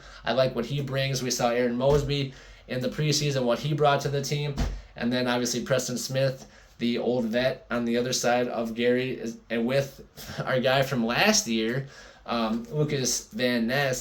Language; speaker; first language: English; native; English